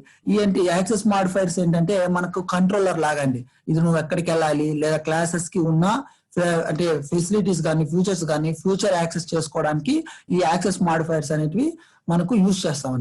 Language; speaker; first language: Telugu; native; Telugu